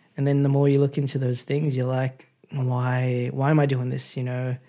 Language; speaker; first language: English; native; English